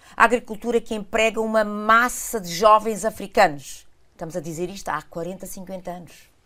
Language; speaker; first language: Portuguese; non-native, local second language; Kabuverdianu